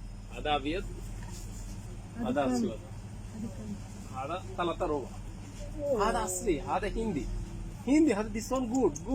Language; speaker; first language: Arabic; non-native, learner; Bangla